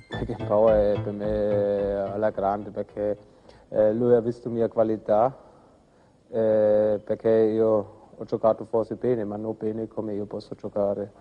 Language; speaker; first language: Italian; non-native, fluent; German